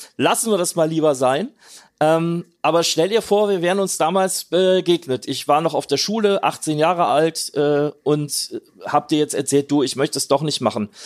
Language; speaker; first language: German; native; German